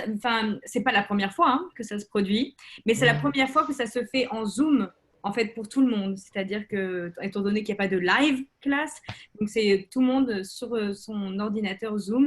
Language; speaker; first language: French; native; French